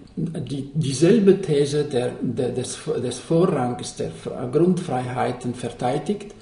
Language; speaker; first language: German; non-native, fluent; Arabic